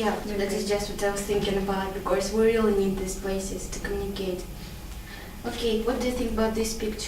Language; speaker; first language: English; non-native, learner; Russian